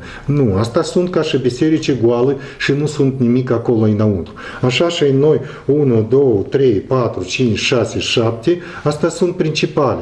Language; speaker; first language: Romanian; non-native, local second language; Russian